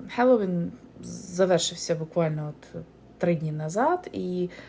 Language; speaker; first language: Ukrainian; non-native, local second language; Russian